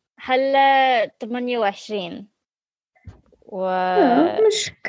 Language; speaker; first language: Arabic; non-native, learner; English